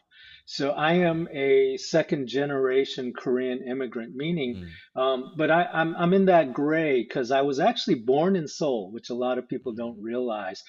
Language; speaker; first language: English; early bilingual, other home language; Korean